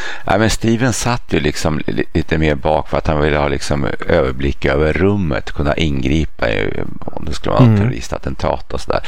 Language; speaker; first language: Swedish; native; Swedish